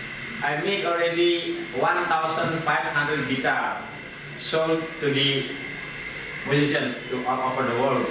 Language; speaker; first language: English; non-native, learner; Indonesian